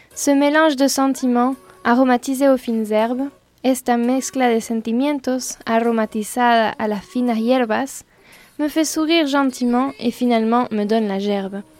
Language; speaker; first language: Spanish; non-native, fluent; French